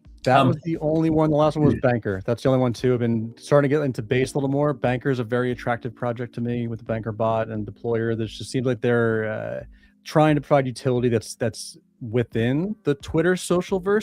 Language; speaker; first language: English; native; English